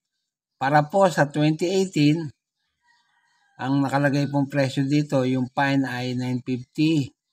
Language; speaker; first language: Filipino; native; Filipino